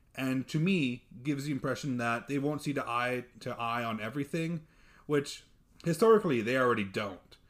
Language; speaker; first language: English; native; English